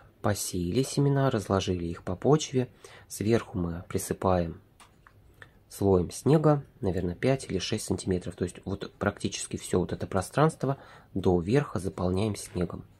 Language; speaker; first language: Russian; native; Russian